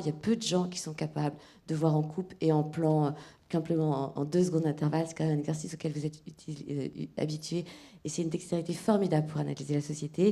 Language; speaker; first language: French; native; French